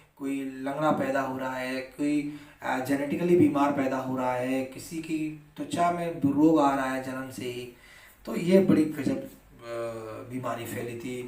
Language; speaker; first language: Hindi; native; Hindi